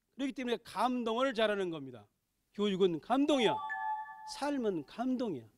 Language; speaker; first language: Korean; native; Korean